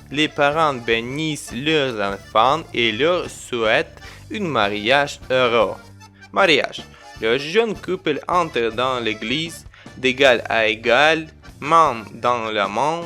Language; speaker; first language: French; non-native, fluent; Ukrainian